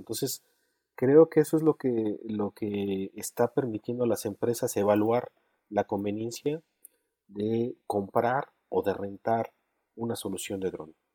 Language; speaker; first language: Spanish; native; Spanish